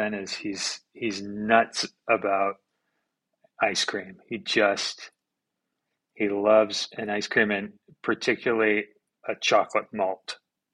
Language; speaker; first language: English; native; English